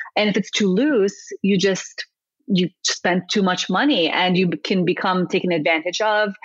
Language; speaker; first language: English; early bilingual, other home language; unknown